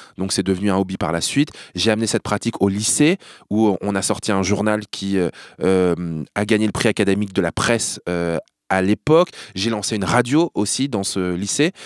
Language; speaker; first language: French; native; French